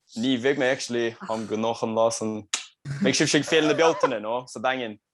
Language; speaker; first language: Irish; native; Irish